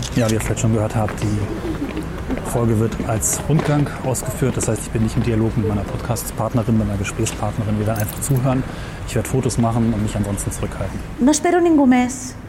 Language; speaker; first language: English; non-native, fluent; German